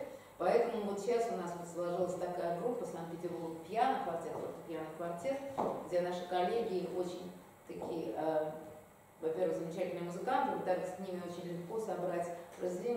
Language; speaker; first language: Russian; native; Russian